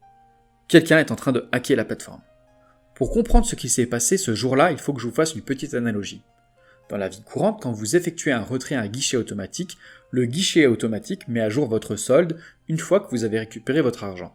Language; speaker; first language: French; native; French